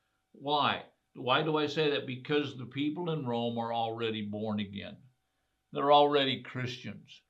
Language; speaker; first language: English; native; English